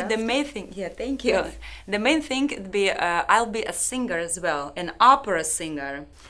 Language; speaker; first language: English; non-native, fluent; Russian